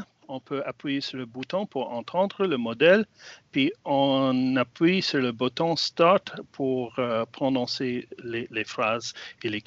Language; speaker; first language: French; non-native, fluent; English